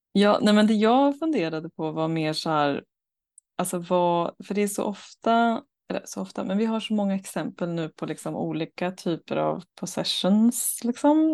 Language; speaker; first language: Swedish; native; Swedish